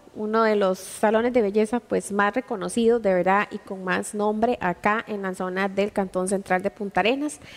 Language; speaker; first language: Spanish; native; Spanish